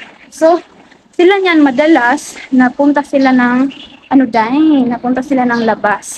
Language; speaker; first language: Filipino; native; Filipino